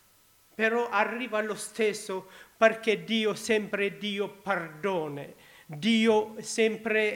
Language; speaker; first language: Italian; non-native, learner; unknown